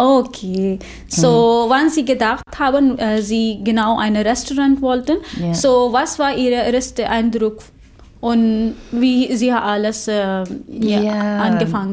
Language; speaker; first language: German; non-native, fluent; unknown